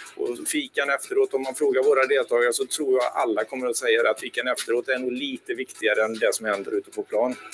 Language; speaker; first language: Swedish; native; Swedish